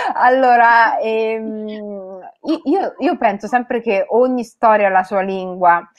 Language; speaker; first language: Italian; early bilingual, other home language; Somali